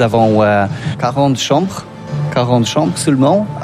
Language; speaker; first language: French; non-native, learner; Polish